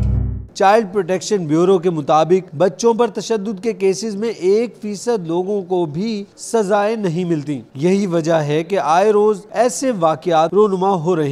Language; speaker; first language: Urdu; native; Urdu